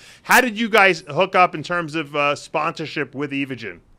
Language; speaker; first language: English; native; English